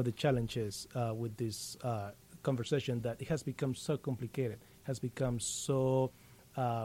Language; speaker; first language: English; non-native, fluent; Spanish